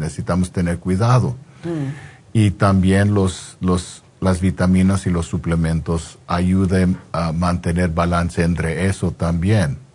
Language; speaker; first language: Spanish; non-native, fluent; English